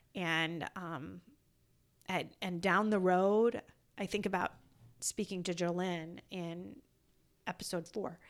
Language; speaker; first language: English; native; English